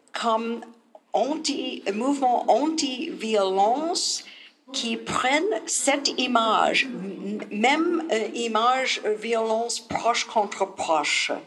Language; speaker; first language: French; non-native, learner; English